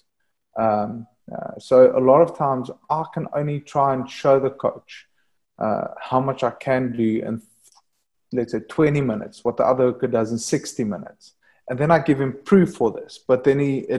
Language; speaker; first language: English; non-native, local second language; Afrikaans